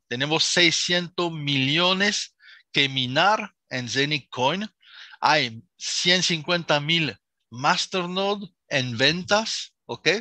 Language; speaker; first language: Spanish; non-native, fluent; Arabic